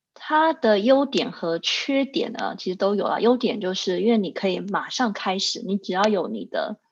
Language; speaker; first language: Chinese; native; Chinese